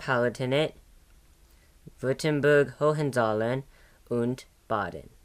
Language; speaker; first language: German; non-native, learner; English